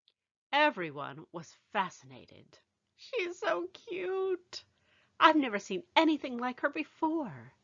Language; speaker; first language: English; native; English